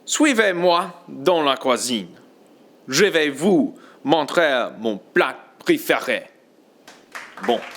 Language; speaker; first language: French; non-native, learner; English